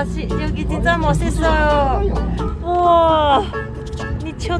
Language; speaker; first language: Korean; non-native, learner; Cantonese